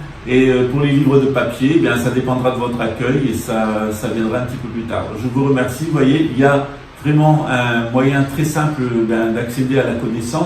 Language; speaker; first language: French; native; French